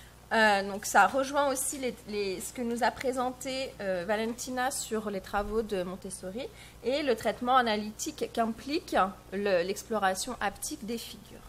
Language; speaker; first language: French; native; French